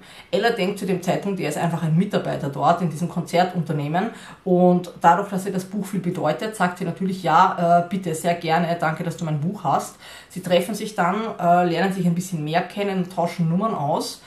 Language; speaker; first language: German; native; German